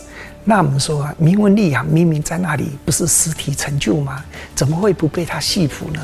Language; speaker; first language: Chinese; native; Chinese